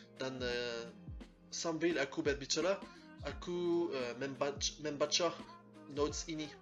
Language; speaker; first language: Indonesian; non-native, learner; French